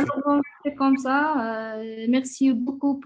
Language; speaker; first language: French; non-native, learner; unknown